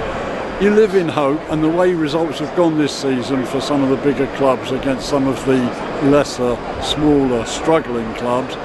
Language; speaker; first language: English; native; English